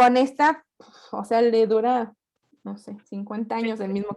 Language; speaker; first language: Spanish; native; Spanish